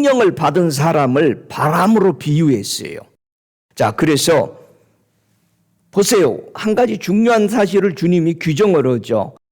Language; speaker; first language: Korean; native; Korean